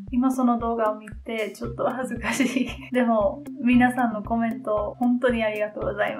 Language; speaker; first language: Japanese; non-native, learner; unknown